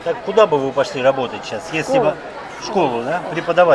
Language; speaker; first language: Russian; native; Russian